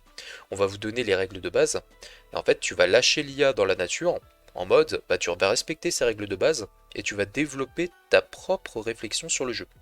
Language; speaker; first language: French; native; French